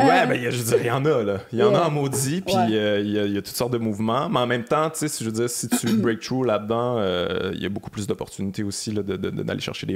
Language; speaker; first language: French; native; French